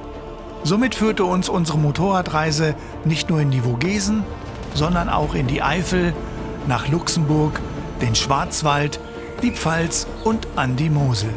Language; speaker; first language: German; native; German